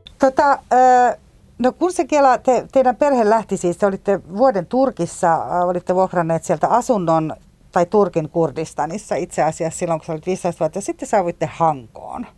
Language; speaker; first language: Finnish; native; Finnish